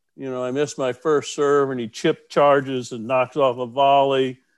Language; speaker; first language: English; native; English